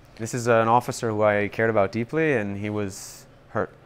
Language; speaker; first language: English; native; English